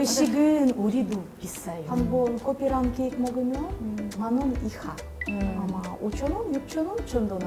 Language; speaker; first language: Korean; non-native, fluent; Russian